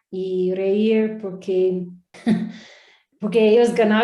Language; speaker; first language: Spanish; non-native, learner; English